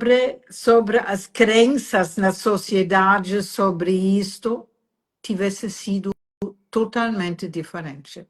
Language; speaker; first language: Portuguese; non-native, fluent; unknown